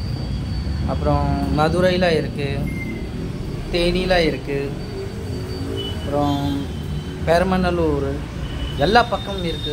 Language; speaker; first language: Tamil; non-native, local second language; Hindi